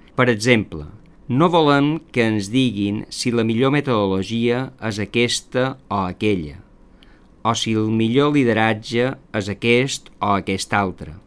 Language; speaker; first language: Catalan; native; Catalan